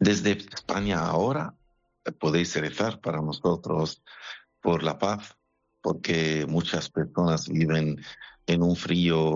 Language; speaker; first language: Spanish; non-native, fluent; Arabic